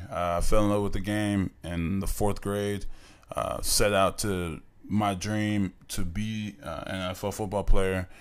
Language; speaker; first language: English; native; English